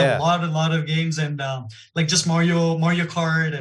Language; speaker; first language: English; non-native, fluent; Gujarati